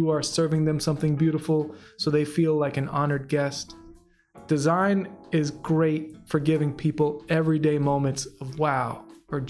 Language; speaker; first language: English; native; English